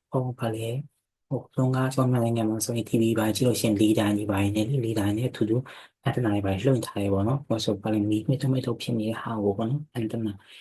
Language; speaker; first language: Burmese; native; Burmese